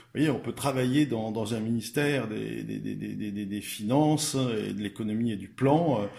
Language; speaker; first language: French; native; French